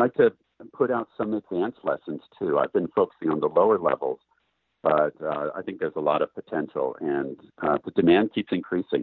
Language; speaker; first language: English; native; English